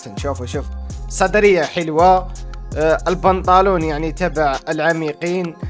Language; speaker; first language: Arabic; native; Arabic